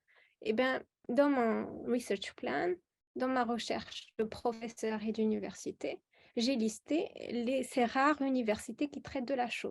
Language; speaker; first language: French; non-native, local second language; Arabic